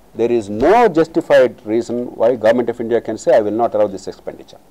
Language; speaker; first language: English; non-native, local second language; Telugu